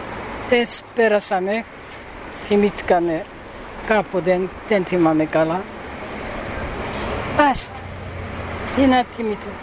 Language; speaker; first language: Greek; early bilingual, heritage; Greek